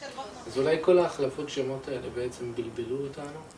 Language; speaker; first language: Hebrew; native; Hebrew